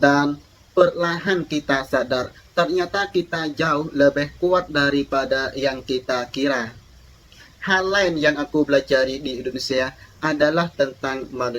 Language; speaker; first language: Indonesian; non-native, fluent; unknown